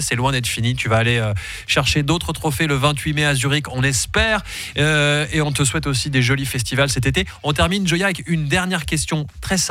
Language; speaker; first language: French; native; French